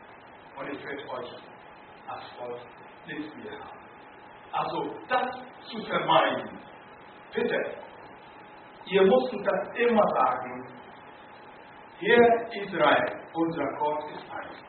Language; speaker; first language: German; non-native, learner; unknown